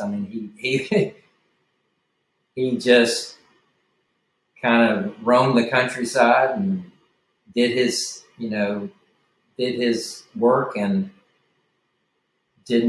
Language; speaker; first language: English; native; English